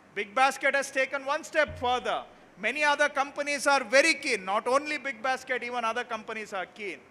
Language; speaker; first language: English; non-native, local second language; Kannada